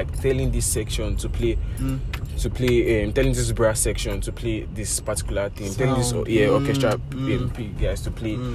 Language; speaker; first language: English; non-native, local second language; Yoruba